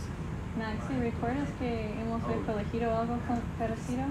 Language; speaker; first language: Spanish; non-native, fluent; English